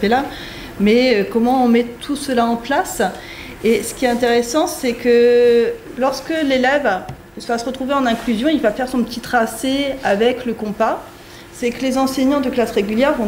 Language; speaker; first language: French; native; French